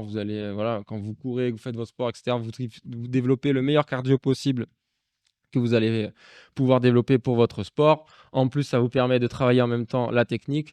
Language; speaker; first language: French; native; French